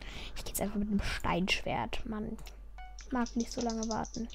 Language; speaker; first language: German; native; German